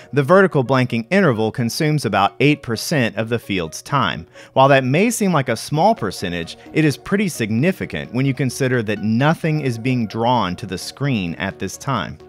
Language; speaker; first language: English; native; English